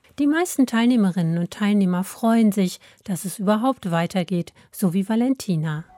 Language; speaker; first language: German; native; German